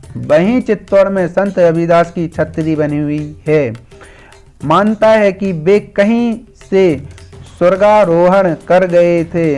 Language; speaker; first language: Hindi; native; Hindi